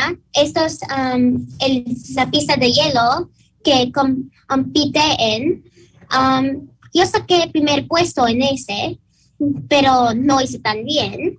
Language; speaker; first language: Spanish; early bilingual, heritage; Spanish